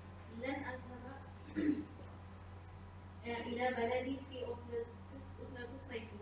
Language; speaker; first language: Arabic; non-native, learner; Urdu